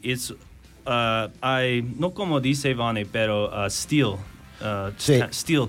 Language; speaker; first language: Spanish; non-native, learner; English